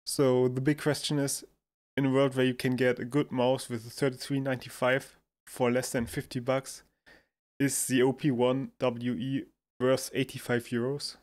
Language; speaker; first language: English; non-native, fluent; German